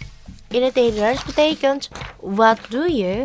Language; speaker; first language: Dutch; non-native, learner; Indonesian